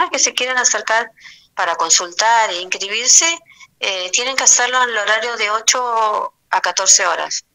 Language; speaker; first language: Spanish; native; Spanish